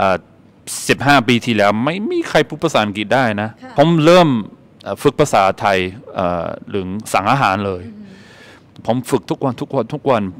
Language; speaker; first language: Thai; non-native, fluent; English